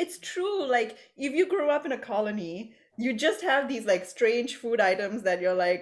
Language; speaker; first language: English; native; English